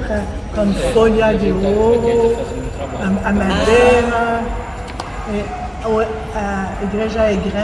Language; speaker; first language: Portuguese; non-native, learner; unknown